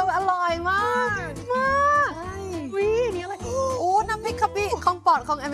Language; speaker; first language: Thai; non-native, fluent; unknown